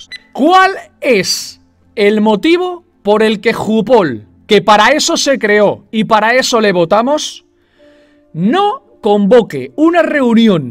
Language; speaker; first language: Spanish; native; Spanish